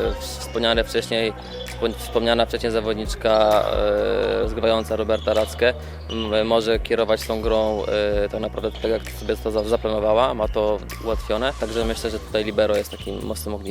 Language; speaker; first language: Polish; native; Polish